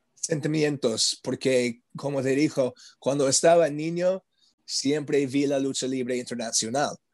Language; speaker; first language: Spanish; non-native, learner; English